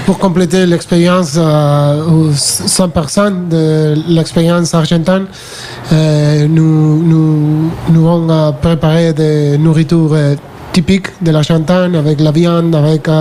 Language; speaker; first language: French; non-native, learner; Spanish